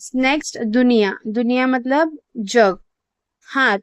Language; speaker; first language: Hindi; non-native, local second language; Marathi